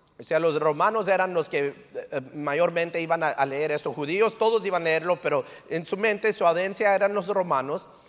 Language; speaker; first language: Spanish; early bilingual, heritage; English